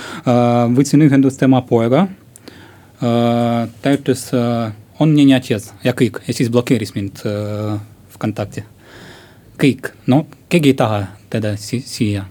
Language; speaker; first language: Estonian; non-native, local second language; Russian